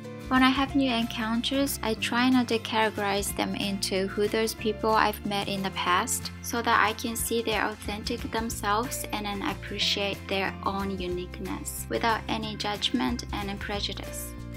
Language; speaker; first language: English; non-native, fluent; Japanese